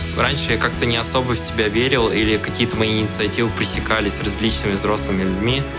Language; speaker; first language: Russian; native; Russian